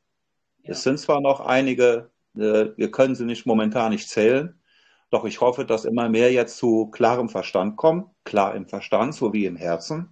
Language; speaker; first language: German; native; German